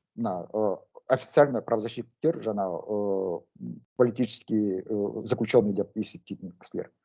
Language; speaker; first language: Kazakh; non-native, local second language; Russian